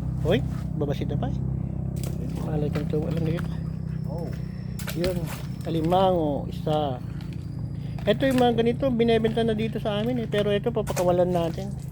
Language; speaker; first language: Filipino; non-native, local second language; Iloko